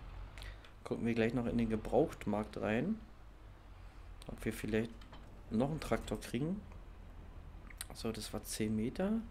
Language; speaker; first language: German; native; German